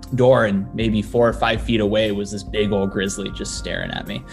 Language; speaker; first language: English; native; English